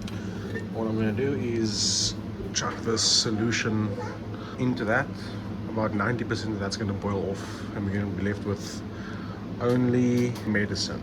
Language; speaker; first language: English; native; English